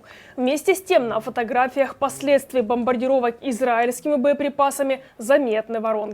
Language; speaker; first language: Russian; native; Russian